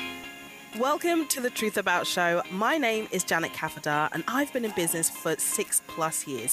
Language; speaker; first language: English; native; English